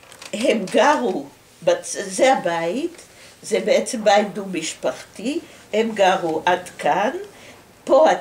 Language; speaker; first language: Hebrew; early bilingual, other home language; Dutch